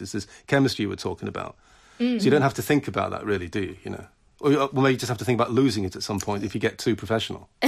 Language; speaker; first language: English; native; English